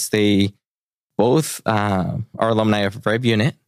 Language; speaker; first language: English; early bilingual, other home language; Spanish